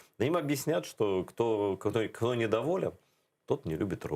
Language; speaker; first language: Russian; native; Russian